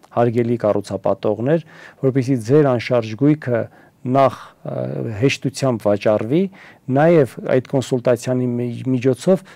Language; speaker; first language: Armenian; early bilingual, heritage; Armenian